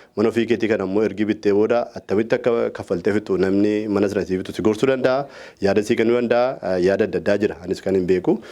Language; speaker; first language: Oromo; native; Oromo